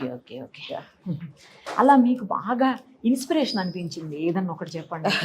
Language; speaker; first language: Telugu; native; Telugu